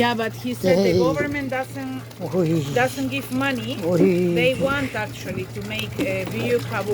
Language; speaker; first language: English; non-native, learner; Spanish